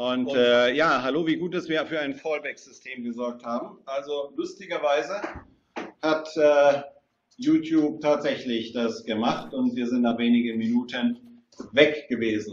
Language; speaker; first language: German; native; German